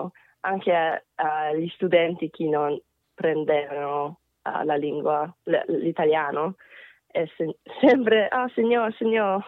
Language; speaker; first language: Italian; non-native, fluent; Korean